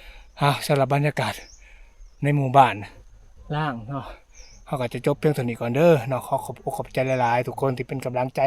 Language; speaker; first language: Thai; non-native, local second language; Lao